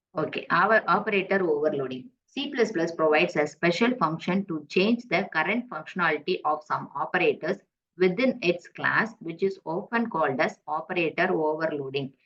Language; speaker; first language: English; non-native, local second language; Tamil